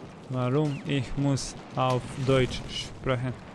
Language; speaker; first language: German; non-native, learner; Bosnian